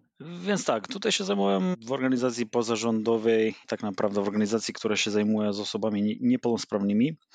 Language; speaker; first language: Polish; non-native, fluent; Macedonian